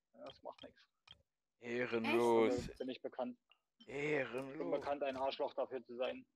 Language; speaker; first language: German; native; German